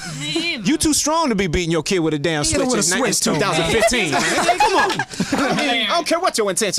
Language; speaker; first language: English; native; English